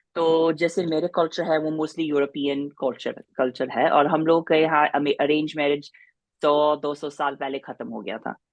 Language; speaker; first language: Hindi; non-native, fluent; English